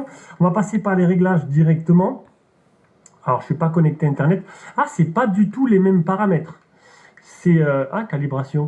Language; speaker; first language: French; native; French